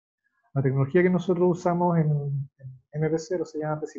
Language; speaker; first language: Spanish; native; Spanish